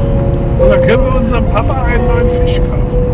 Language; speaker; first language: German; native; German